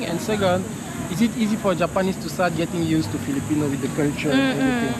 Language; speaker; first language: English; non-native, learner; French